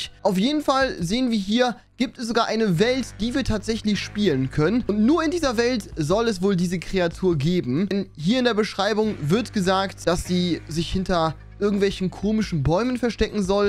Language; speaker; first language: German; native; German